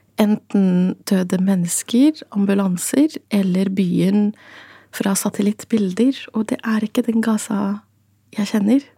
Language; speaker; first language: Norwegian; non-native, fluent; Arabic